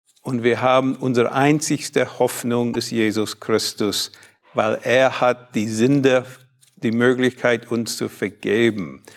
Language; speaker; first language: German; non-native, fluent; English